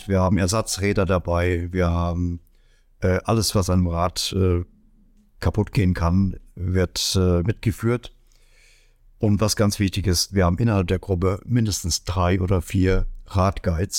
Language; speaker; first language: German; native; German